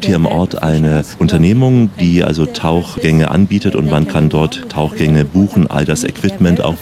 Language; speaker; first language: German; native; German